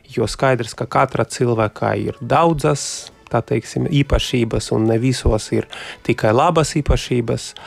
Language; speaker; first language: Latvian; non-native, local second language; Russian